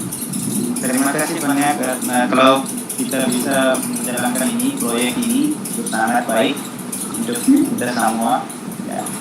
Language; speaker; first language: Indonesian; non-native, fluent; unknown